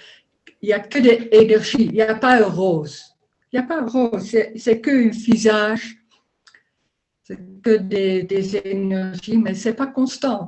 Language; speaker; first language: French; non-native, learner; Dutch